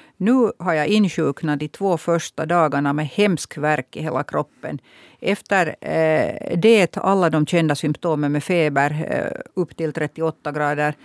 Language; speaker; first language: Swedish; native; Swedish